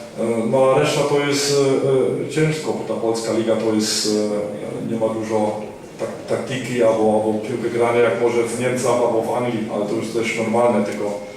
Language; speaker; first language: Polish; early bilingual, heritage; Polish